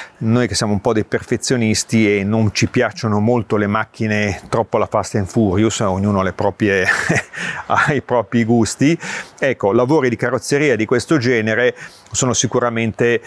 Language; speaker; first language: Italian; native; Italian